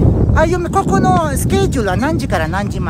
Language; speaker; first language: Japanese; non-native, learner; Filipino